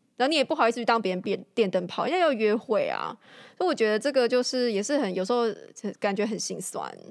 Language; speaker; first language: Chinese; native; Chinese